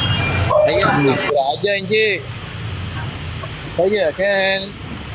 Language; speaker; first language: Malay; non-native, learner; Rohingya